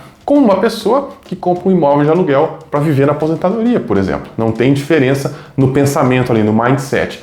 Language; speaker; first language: Portuguese; native; Portuguese